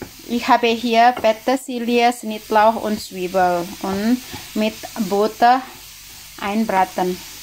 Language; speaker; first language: German; non-native, learner; Indonesian